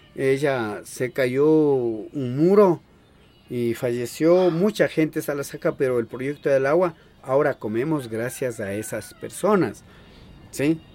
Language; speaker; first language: Spanish; non-native, local second language; Quechua